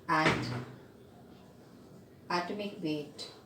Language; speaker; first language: English; non-native, local second language; Hindi